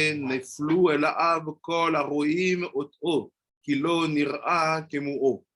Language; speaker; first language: Hebrew; non-native, fluent; French